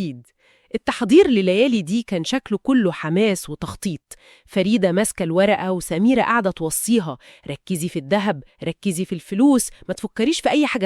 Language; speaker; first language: Arabic; native; Arabic